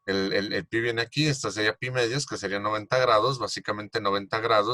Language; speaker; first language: Spanish; native; Spanish